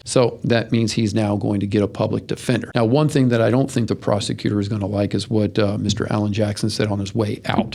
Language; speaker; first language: English; native; English